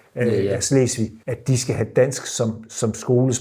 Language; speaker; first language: Danish; native; Danish